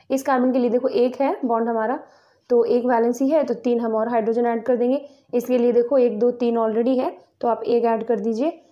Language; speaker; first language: Hindi; native; Hindi